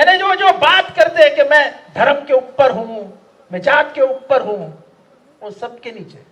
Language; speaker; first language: Hindi; non-native, local second language; Marathi